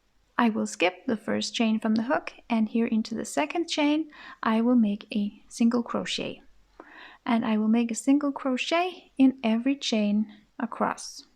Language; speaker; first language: English; non-native, fluent; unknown